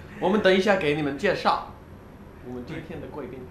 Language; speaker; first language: Chinese; non-native, learner; English